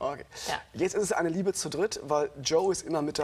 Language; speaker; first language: German; native; German